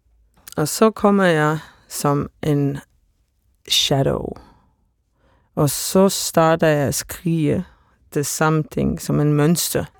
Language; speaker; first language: Danish; non-native, fluent; Estonian